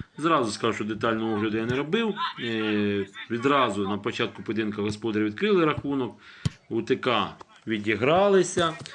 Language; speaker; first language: Ukrainian; native; Ukrainian